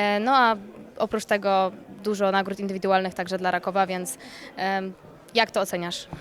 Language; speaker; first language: Polish; native; Polish